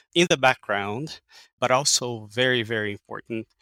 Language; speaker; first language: English; early bilingual, other home language; Portuguese